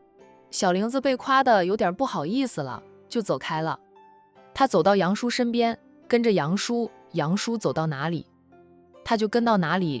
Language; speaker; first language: Chinese; native; Chinese